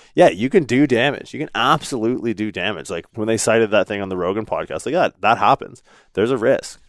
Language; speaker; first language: English; native; English